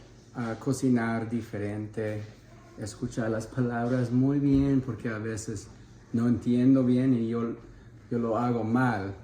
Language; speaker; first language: Spanish; non-native, fluent; English